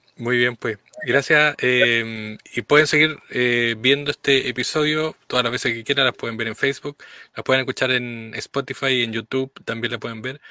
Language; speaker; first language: Spanish; native; Spanish